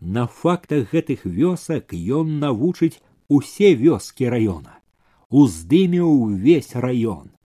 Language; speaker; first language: Belarusian; native; Belarusian